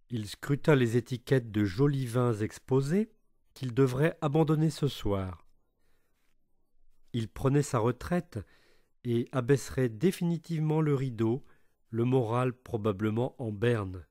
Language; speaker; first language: French; native; French